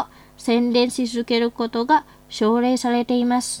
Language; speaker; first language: Japanese; non-native, fluent; Indonesian